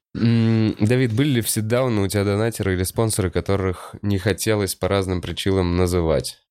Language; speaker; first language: Russian; native; Russian